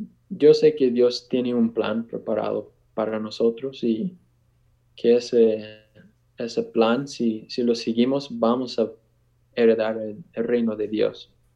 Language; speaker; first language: Spanish; non-native, fluent; English